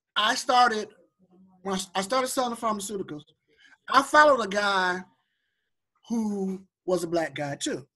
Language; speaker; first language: English; native; English